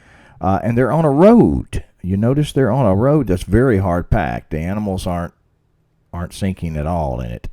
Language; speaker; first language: English; native; English